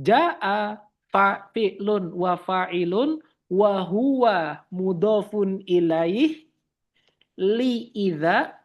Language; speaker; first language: Arabic; non-native, fluent; Indonesian